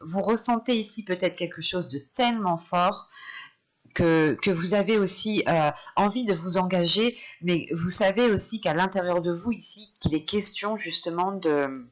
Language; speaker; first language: French; native; French